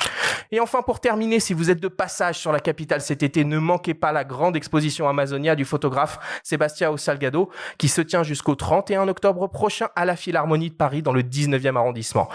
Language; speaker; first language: French; native; French